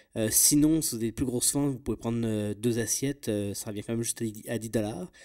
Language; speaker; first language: French; native; French